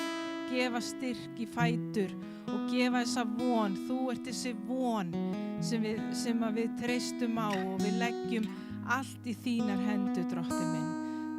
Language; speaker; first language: Icelandic; non-native, fluent; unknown